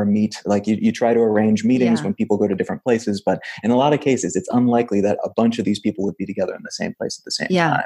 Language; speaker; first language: English; native; English